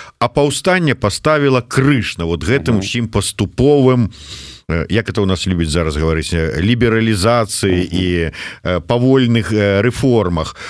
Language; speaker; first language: Belarusian; native; Belarusian